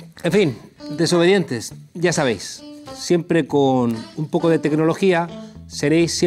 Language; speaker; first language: Spanish; native; Spanish